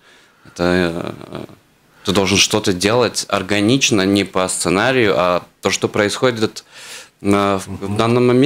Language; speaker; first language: Russian; non-native, fluent; Latvian